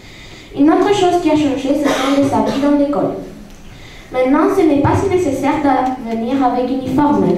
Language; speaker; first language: French; non-native, learner; Spanish